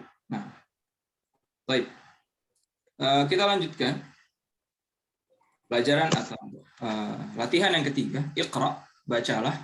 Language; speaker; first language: Indonesian; native; Indonesian